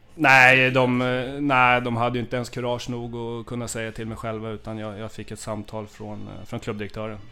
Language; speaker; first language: Swedish; native; Swedish